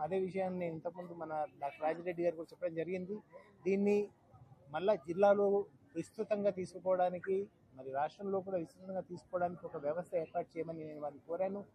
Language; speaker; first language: Telugu; native; Telugu